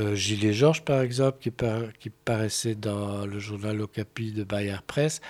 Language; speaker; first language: French; native; French